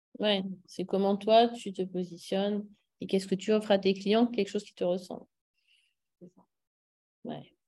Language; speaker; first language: French; native; French